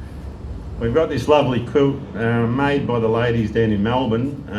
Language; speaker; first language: English; native; English